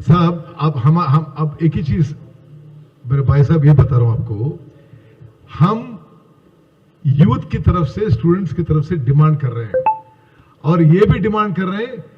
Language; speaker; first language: Hindi; non-native, local second language; Telugu